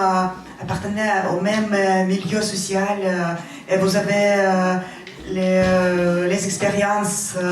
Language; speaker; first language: French; non-native, fluent; Russian